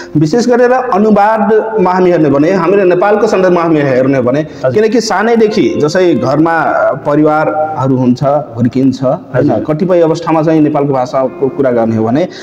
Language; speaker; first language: Nepali; non-native, local second language; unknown